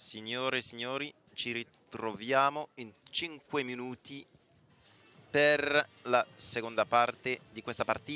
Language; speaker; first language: Italian; non-native, fluent; French